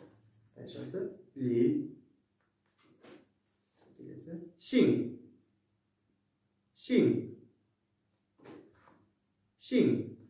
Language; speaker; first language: Chinese; non-native, fluent; Kazakh